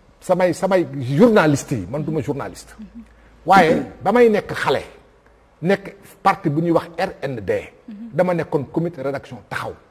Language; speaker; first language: Wolof; non-native, local second language; Fula